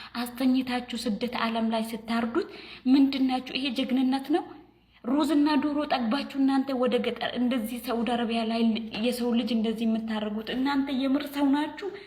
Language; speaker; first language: Amharic; non-native, local second language; Oromo